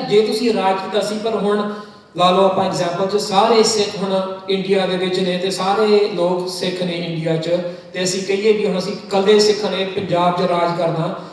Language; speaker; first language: Punjabi; early bilingual, heritage; Punjabi